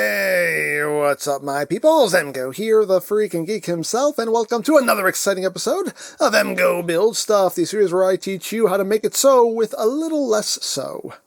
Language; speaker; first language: English; native; English